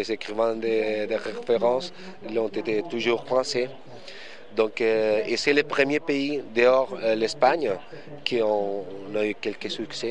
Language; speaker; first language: French; non-native, fluent; Spanish